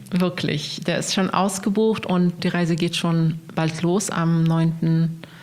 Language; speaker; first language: German; non-native, fluent; Arabic